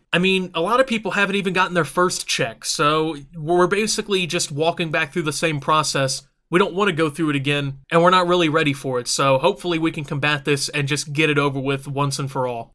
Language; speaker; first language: English; native; English